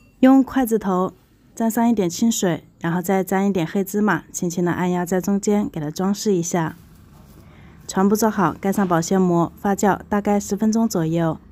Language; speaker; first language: Chinese; native; Chinese